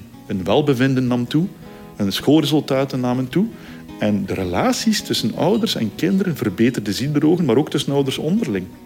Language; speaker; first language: Dutch; native; Dutch